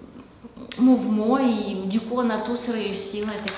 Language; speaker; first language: French; non-native, fluent; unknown